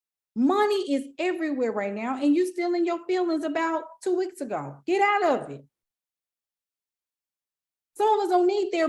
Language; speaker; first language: English; native; English